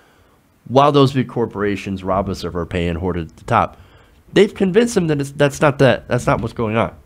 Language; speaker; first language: English; native; English